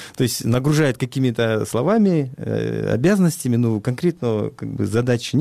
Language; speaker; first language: Russian; non-native, local second language; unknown